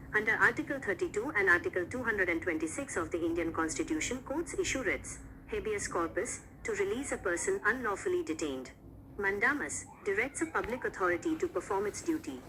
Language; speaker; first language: English; non-native, local second language; Marathi